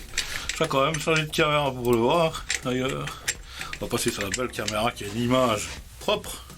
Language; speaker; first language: French; native; French